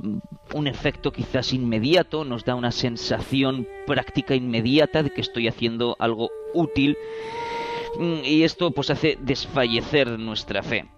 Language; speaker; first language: Spanish; native; Spanish